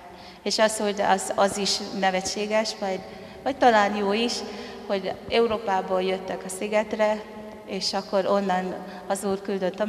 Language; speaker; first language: Hungarian; non-native, fluent; Tongan